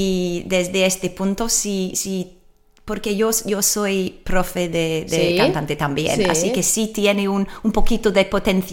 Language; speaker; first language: Spanish; non-native, learner; English